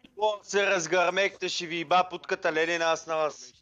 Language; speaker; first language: Bulgarian; native; Bulgarian